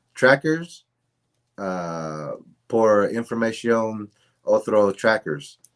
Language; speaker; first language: Spanish; non-native, learner; English